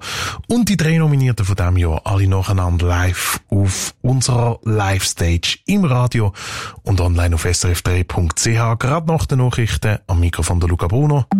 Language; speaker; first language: German; native; German